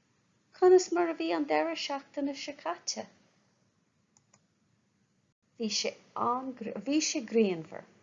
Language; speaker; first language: Irish; non-native, local second language; English